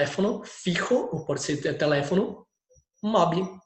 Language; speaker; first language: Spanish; non-native, fluent; Portuguese